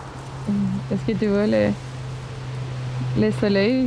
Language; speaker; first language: French; non-native, learner; Spanish